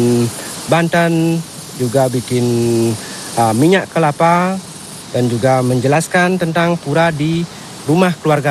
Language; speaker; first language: Indonesian; non-native, local second language; Balinese